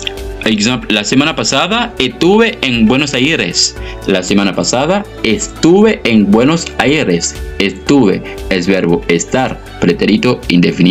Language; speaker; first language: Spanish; non-native, fluent; French